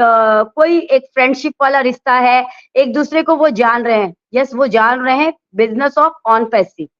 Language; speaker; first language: Hindi; native; Hindi